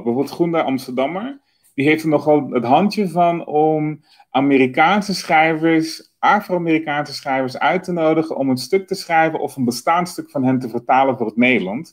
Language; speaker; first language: Dutch; native; Dutch